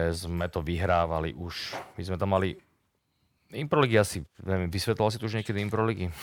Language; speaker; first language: Slovak; native; Slovak